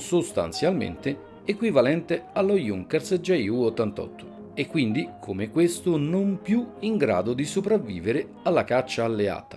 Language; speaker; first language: Italian; native; Italian